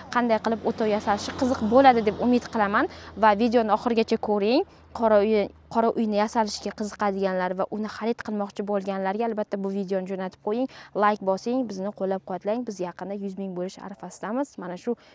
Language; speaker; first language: Uzbek; native; Uzbek